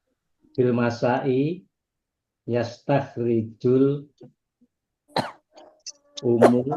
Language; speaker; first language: Arabic; non-native, learner; Indonesian